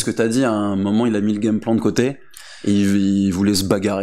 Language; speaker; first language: French; native; French